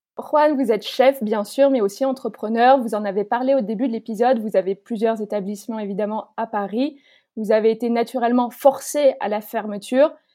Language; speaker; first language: French; native; French